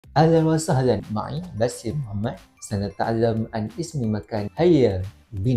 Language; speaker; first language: Arabic; non-native, fluent; Malay